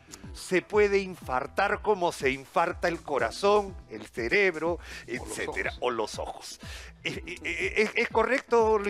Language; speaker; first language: Spanish; native; Spanish